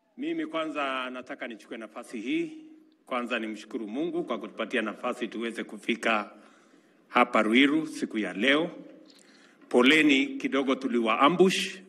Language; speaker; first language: Swahili; non-native, local second language; Kalenjin